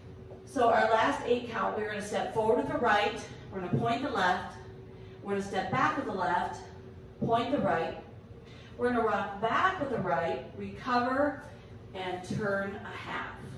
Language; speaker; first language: English; native; English